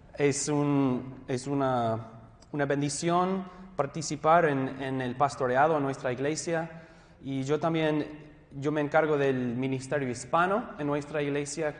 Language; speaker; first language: Spanish; non-native, fluent; English